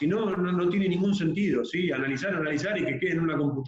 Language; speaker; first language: Spanish; native; Spanish